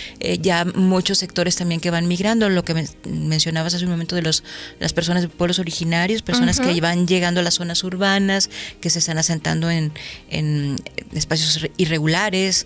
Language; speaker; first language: Spanish; native; Spanish